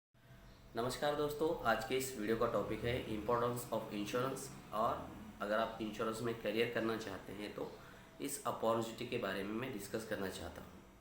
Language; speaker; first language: Hindi; non-native, local second language; Marathi